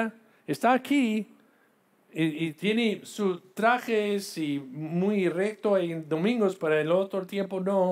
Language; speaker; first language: Spanish; non-native, fluent; English